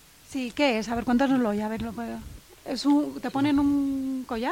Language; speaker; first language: Spanish; native; Spanish